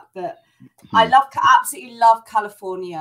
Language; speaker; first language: English; native; English